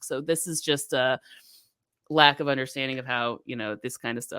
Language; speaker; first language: English; native; English